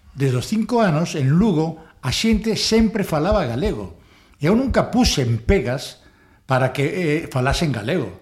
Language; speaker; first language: Galician; non-native, local second language; Spanish